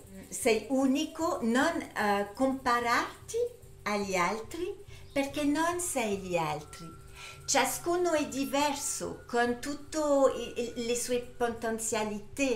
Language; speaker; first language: Italian; early bilingual, heritage; French